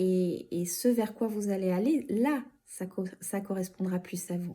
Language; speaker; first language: French; native; French